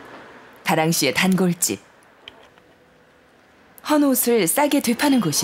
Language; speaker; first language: Korean; native; Korean